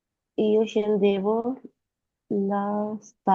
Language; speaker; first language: Italian; non-native, learner; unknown